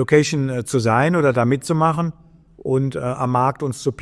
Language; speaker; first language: German; native; German